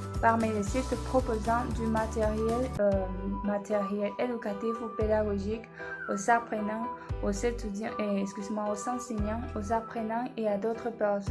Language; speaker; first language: French; non-native, learner; Spanish